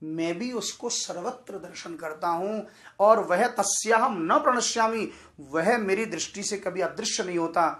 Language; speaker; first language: Hindi; native; Hindi